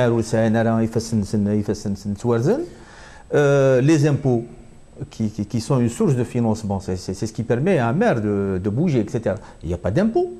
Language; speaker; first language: French; non-native, local second language; Kabyle